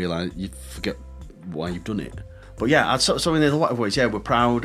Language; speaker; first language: English; native; English